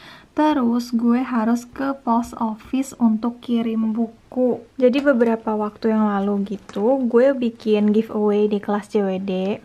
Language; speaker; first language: Indonesian; native; Indonesian